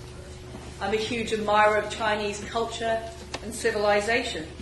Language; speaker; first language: English; native; English